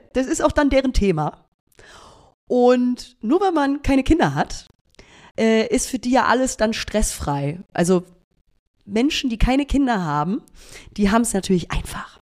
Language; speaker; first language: German; native; German